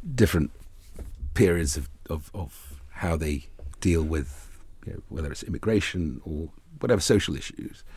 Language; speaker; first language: English; early bilingual, other home language; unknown